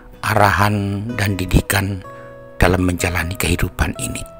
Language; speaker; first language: Indonesian; native; Indonesian